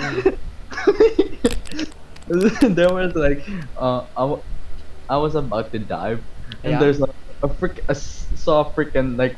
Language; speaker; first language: English; non-native, local second language; Filipino